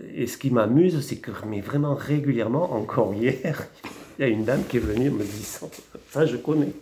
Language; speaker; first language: French; native; French